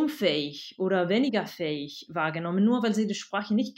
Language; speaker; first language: German; non-native, fluent; Spanish